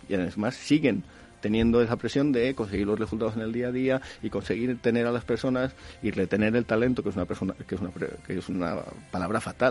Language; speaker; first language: Spanish; native; Spanish